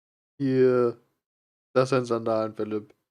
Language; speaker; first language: German; native; German